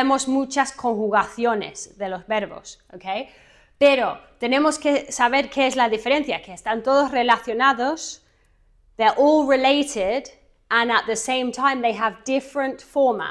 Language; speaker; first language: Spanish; non-native, fluent; English